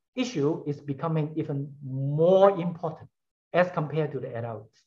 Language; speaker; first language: English; non-native, local second language; Cantonese